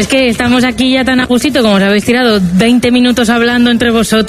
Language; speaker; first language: Spanish; native; Spanish